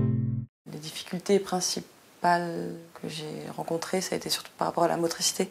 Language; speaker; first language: French; native; French